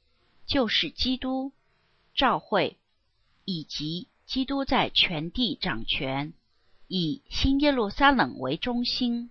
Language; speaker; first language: Chinese; native; Chinese